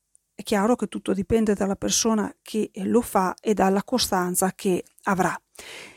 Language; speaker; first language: Italian; native; Italian